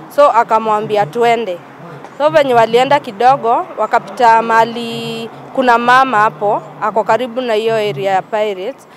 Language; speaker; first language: Swahili; native; Swahili